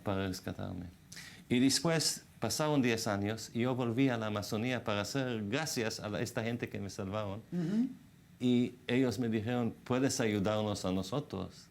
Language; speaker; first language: Spanish; non-native, fluent; Hebrew